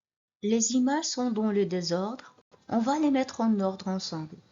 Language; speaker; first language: French; non-native, local second language; Arabic